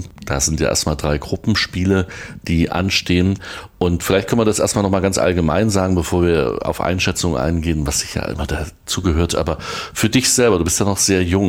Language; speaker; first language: German; native; German